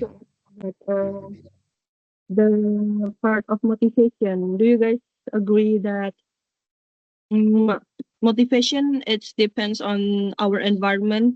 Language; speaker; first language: English; non-native, learner; Indonesian